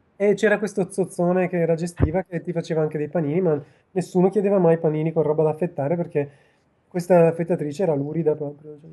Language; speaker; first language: Italian; native; Italian